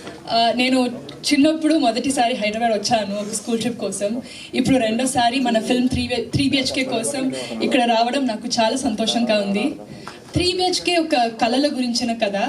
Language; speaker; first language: Telugu; non-native, learner; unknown